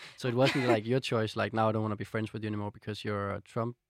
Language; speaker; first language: English; non-native, fluent; Danish